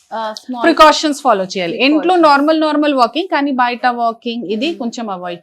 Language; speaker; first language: Telugu; non-native, fluent; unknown